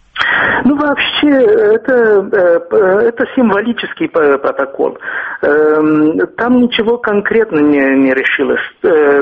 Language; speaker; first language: Russian; non-native, fluent; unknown